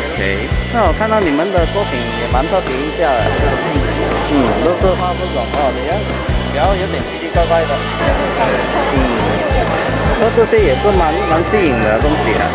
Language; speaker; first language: Chinese; non-native, local second language; Cantonese